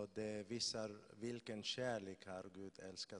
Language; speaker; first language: Swedish; non-native, fluent; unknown